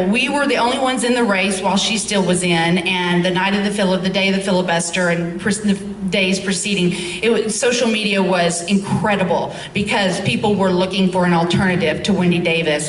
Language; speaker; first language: English; native; English